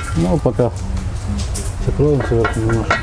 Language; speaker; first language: Russian; non-native, local second language; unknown